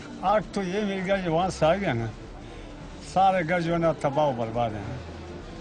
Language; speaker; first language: Hindi; non-native, local second language; Pashto